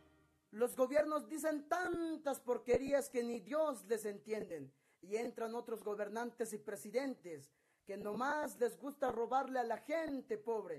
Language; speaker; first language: Spanish; native; Spanish